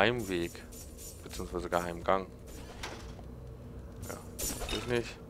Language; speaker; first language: German; native; German